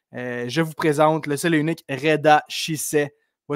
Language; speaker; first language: French; native; French